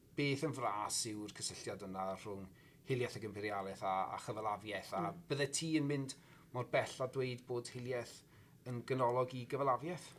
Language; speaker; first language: Welsh; native; Welsh